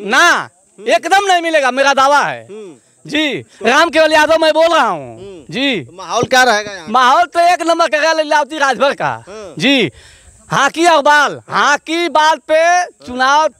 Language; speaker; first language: Hindi; native; Hindi